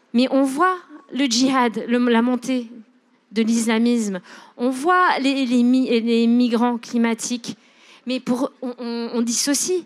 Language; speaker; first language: French; non-native, local second language; English